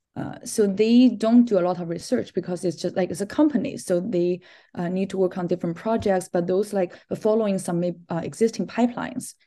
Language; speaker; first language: English; non-native, fluent; Chinese